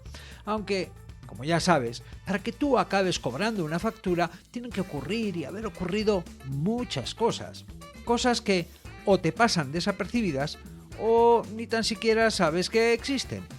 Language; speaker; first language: Spanish; native; Spanish